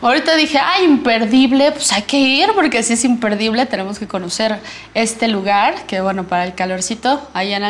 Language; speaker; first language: Spanish; native; Spanish